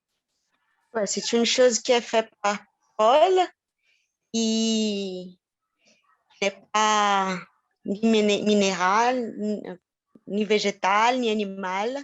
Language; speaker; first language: French; non-native, fluent; Portuguese